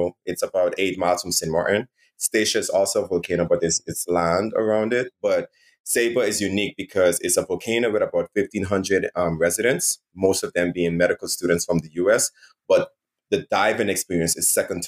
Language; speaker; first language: English; non-native, fluent; Dutch